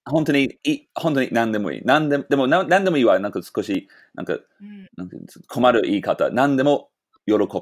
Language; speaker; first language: Japanese; non-native, fluent; English